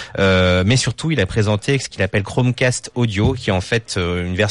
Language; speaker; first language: French; native; French